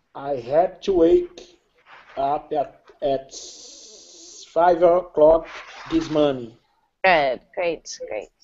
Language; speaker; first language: English; non-native, learner; Portuguese